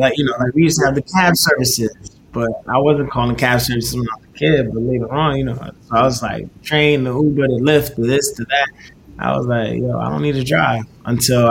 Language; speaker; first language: English; native; English